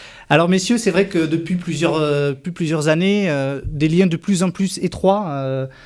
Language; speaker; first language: French; native; French